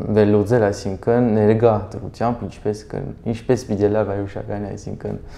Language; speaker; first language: Armenian; early bilingual, heritage; Armenian